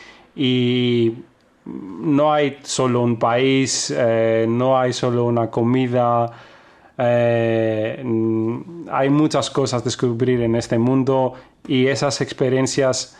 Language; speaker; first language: Spanish; non-native, fluent; Greek